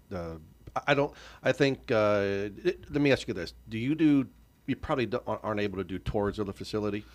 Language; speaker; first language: English; native; English